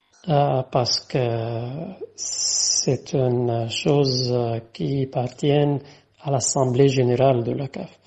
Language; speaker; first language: French; non-native, fluent; Arabic